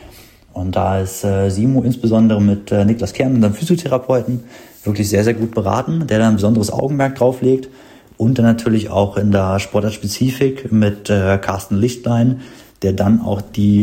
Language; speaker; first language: German; native; German